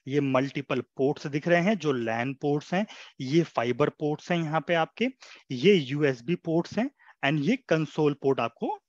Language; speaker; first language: Hindi; native; Hindi